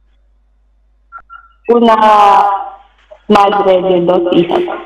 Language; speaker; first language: Spanish; non-native, learner; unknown